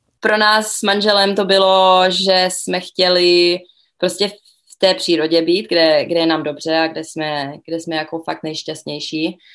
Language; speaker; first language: Czech; early bilingual, other home language; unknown